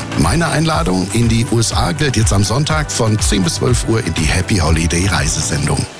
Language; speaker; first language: German; native; German